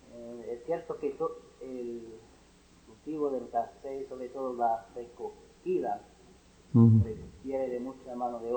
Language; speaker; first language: Spanish; non-native, fluent; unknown